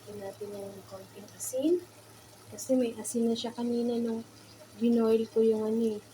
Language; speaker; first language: Filipino; non-native, local second language; Bikol